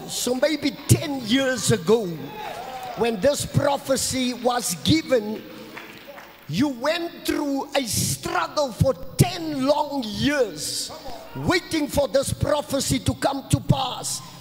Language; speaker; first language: English; non-native, local second language; Afrikaans